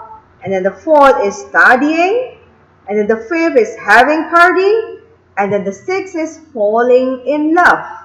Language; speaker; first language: English; non-native, fluent; Indonesian